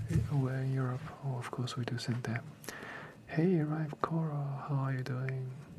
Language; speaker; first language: English; non-native, fluent; Chinese